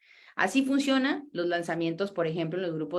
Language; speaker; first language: Spanish; native; Spanish